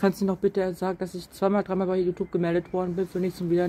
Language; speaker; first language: German; native; German